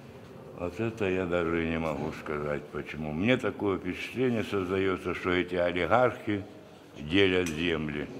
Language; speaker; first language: Russian; native; Russian